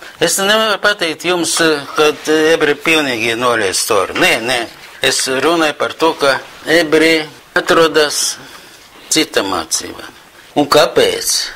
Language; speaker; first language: Latvian; non-native, local second language; Russian